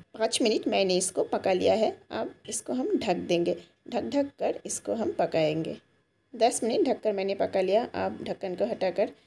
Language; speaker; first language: Hindi; non-native, local second language; Bangla